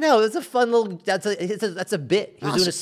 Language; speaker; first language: English; native; English